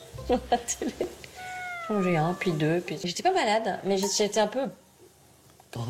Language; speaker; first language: French; native; French